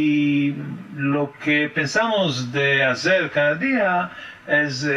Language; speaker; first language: Spanish; early bilingual, heritage; French